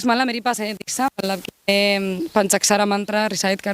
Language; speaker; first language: Hindi; non-native, learner; Spanish